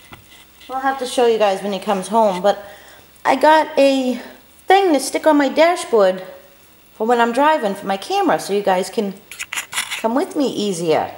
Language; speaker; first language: English; native; English